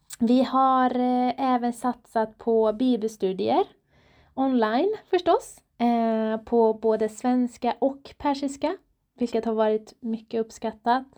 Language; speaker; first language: Swedish; non-native, fluent; Persian